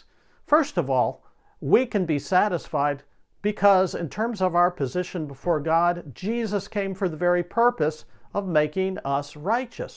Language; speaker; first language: English; native; English